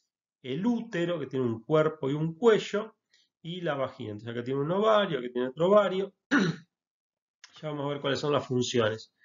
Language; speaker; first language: Spanish; native; Spanish